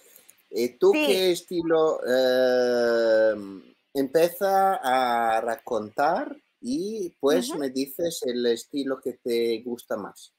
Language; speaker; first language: Spanish; non-native, learner; Italian